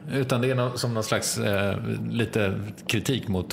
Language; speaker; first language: Swedish; native; Swedish